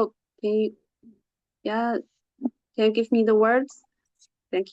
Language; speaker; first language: English; non-native, fluent; Chinese